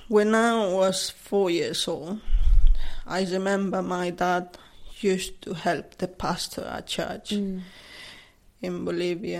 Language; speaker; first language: English; non-native, learner; Spanish